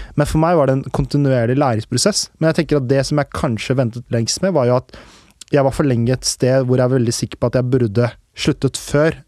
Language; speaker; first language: Norwegian; early bilingual, other home language; Urdu